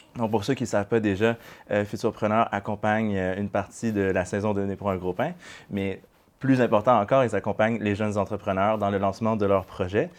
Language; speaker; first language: French; native; French